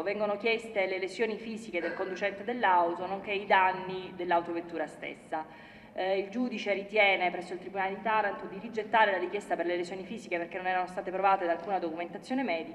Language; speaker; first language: Italian; native; Italian